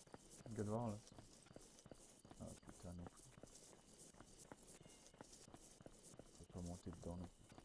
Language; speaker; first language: French; native; French